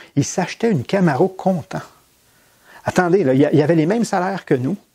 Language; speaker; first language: French; native; French